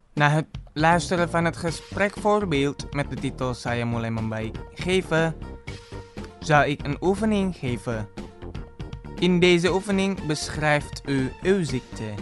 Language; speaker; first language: Dutch; non-native, fluent; Indonesian